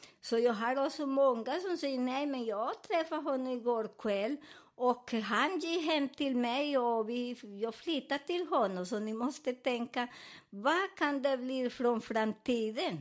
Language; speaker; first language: Swedish; non-native, learner; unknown